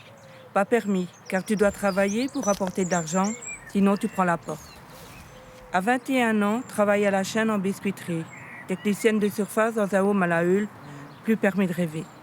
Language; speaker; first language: French; native; French